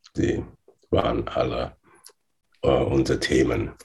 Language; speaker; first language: German; non-native, fluent; English